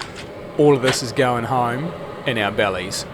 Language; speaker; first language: English; native; English